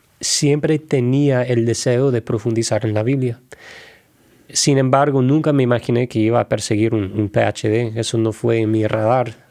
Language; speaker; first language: Spanish; non-native, fluent; English